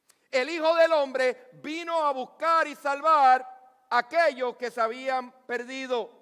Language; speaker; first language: Spanish; native; Spanish